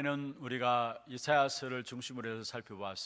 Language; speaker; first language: Korean; native; Korean